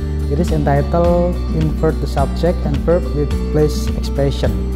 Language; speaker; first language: English; non-native, fluent; Indonesian